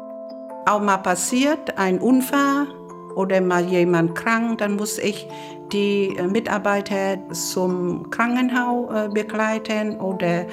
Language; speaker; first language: German; non-native, learner; Vietnamese